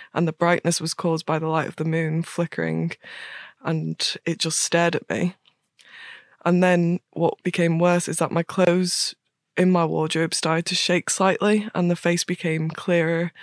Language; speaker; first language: English; native; English